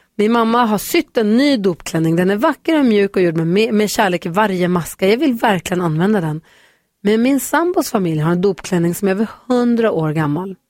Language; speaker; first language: Swedish; native; Swedish